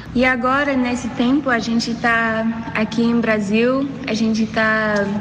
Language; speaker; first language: Portuguese; non-native, learner; English